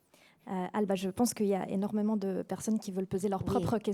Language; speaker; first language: French; native; French